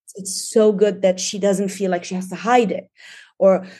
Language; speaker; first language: English; non-native, fluent; Arabic